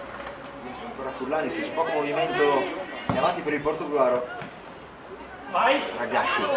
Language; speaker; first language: Italian; native; Italian